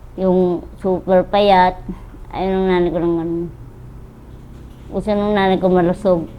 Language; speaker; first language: Filipino; native; Filipino